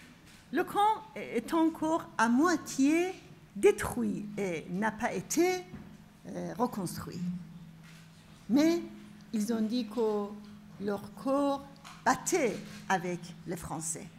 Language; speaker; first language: French; non-native, fluent; Persian